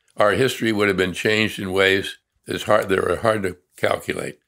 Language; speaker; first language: English; native; English